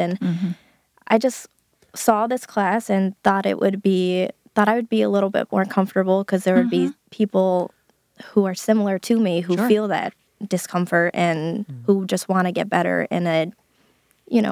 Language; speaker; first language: English; native; English